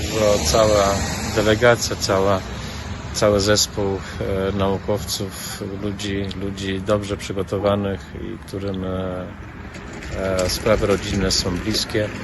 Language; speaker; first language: Polish; early bilingual, heritage; Polish